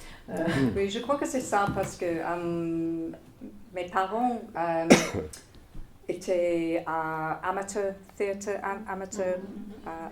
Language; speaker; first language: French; non-native, fluent; English